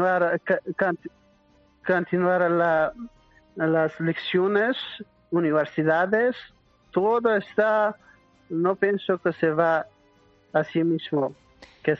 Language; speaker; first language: Spanish; non-native, learner; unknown